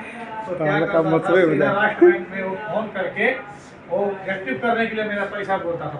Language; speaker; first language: Hindi; non-native, learner; Nepali